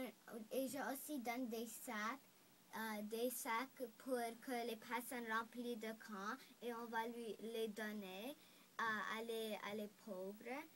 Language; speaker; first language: French; non-native, local second language; English